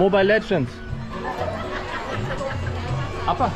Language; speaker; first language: Indonesian; non-native, learner; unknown